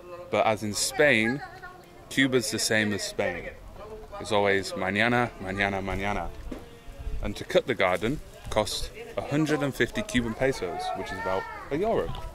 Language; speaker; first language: English; native; English